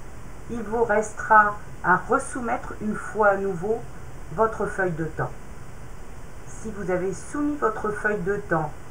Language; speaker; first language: French; native; French